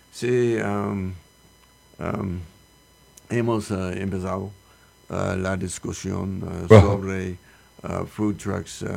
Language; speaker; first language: Spanish; non-native, learner; English